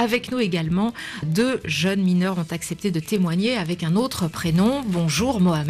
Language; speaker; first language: French; native; French